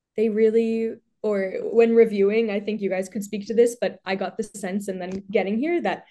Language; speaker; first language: English; native; English